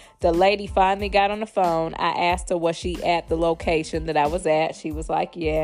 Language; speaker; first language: English; native; English